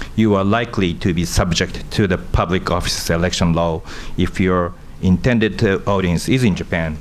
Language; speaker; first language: English; non-native, fluent; Japanese